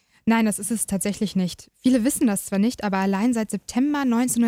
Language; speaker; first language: German; native; German